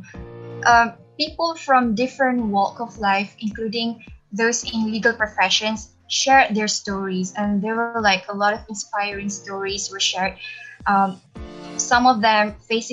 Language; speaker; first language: English; non-native, local second language; Malay